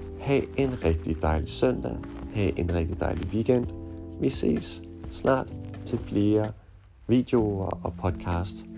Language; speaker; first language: Danish; non-native, fluent; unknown